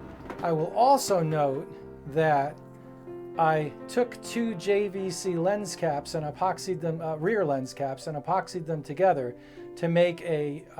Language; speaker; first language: English; native; English